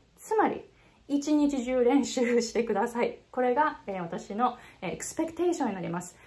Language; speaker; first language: Japanese; native; Japanese